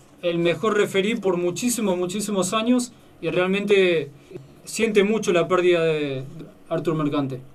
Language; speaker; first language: Spanish; native; Spanish